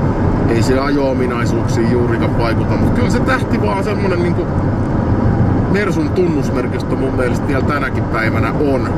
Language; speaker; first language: Finnish; native; Finnish